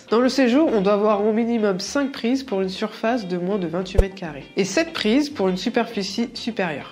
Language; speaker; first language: French; native; French